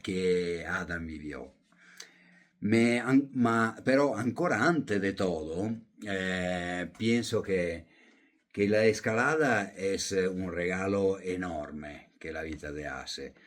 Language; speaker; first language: Spanish; non-native, fluent; Italian